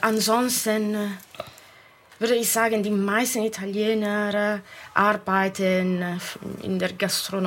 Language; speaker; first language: German; non-native, fluent; Italian